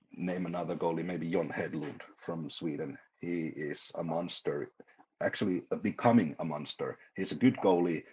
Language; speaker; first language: English; non-native, fluent; Finnish